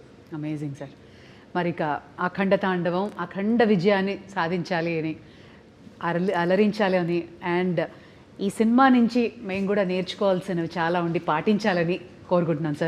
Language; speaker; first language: Telugu; native; Telugu